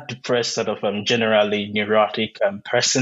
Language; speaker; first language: English; non-native, local second language; Igbo